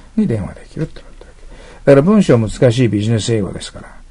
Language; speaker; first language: Japanese; native; Japanese